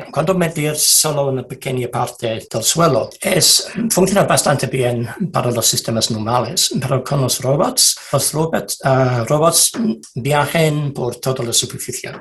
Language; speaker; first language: Spanish; non-native, fluent; English